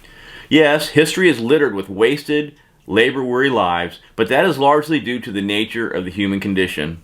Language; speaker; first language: English; native; English